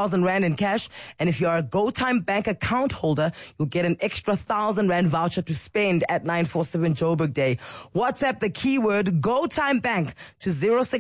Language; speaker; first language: English; non-native, local second language; Xhosa